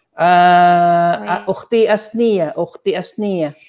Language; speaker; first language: Arabic; non-native, fluent; Filipino